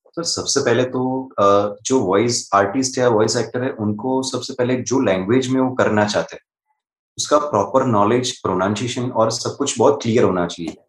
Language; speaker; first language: Hindi; non-native, local second language; Gujarati